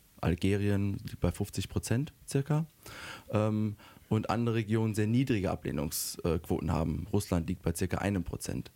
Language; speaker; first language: German; native; German